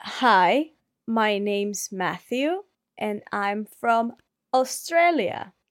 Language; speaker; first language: English; non-native, fluent; Spanish